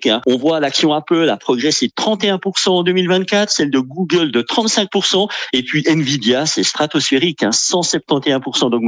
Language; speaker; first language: French; native; French